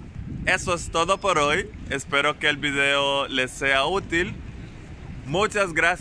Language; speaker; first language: Spanish; non-native, fluent; German